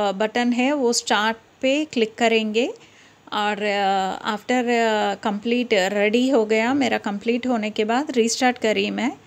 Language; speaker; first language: Hindi; non-native, local second language; Telugu